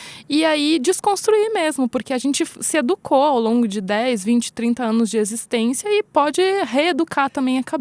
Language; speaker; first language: Portuguese; native; Portuguese